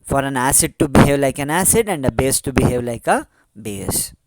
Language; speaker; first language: English; non-native, local second language; Kannada